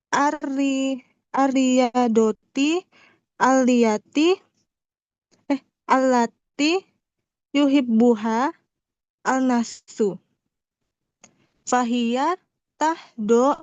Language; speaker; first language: Arabic; non-native, learner; Indonesian